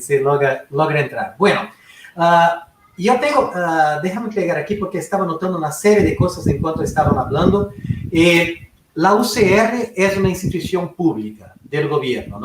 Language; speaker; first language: Spanish; non-native, fluent; Portuguese